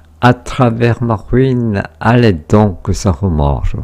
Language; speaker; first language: French; non-native, fluent; Korean